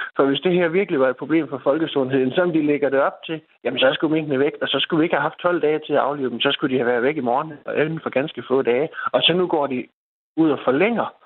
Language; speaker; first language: Danish; native; Danish